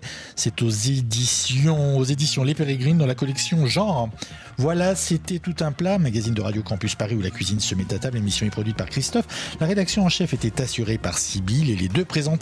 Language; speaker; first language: French; native; French